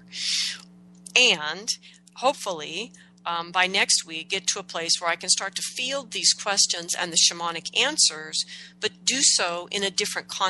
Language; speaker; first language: English; native; English